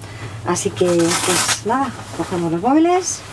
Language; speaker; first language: Spanish; native; Spanish